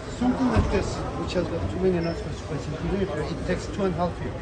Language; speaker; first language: English; non-native, fluent; Turkish